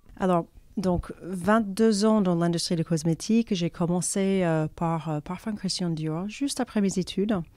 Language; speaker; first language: French; non-native, fluent; English